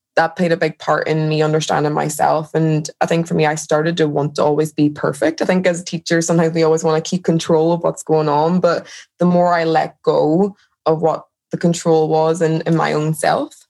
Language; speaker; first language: English; native; English